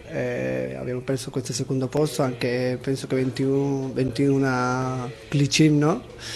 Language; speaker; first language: Italian; non-native, fluent; Spanish